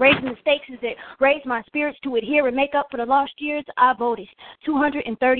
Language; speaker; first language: English; native; English